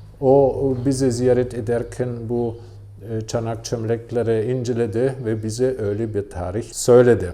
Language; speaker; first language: Turkish; non-native, fluent; German